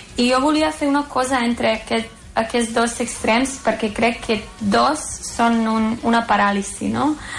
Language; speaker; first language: Catalan; non-native, fluent; Serbian